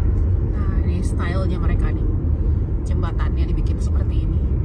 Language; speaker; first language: Indonesian; native; Indonesian